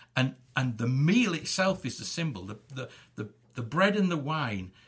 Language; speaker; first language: English; native; English